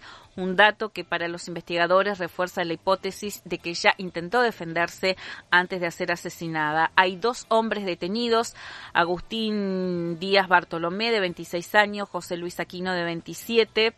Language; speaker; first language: Spanish; native; Spanish